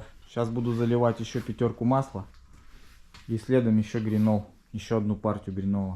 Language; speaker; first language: Russian; native; Russian